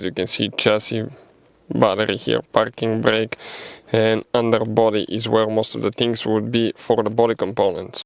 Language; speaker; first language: English; non-native, fluent; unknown